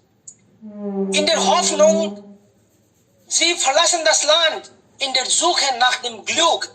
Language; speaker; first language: German; non-native, fluent; Hindi